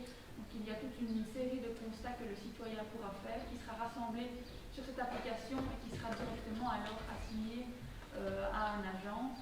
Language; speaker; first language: French; native; French